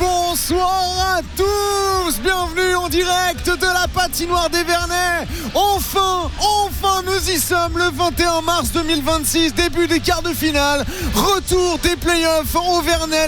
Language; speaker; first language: French; native; French